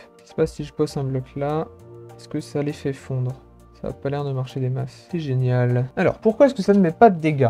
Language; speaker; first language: French; native; French